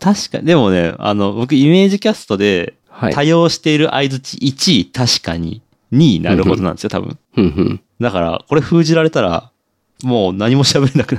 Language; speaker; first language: Japanese; native; Japanese